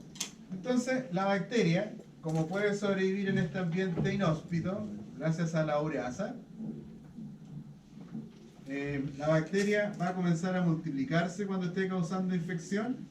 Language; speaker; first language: Spanish; native; Spanish